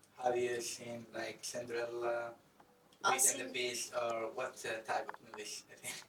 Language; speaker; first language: English; non-native, fluent; Arabic